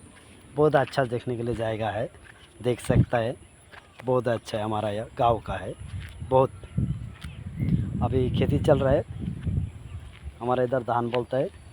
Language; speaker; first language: Hindi; non-native, local second language; Bangla